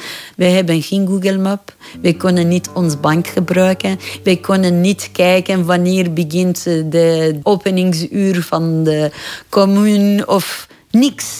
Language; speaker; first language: Dutch; non-native, fluent; Persian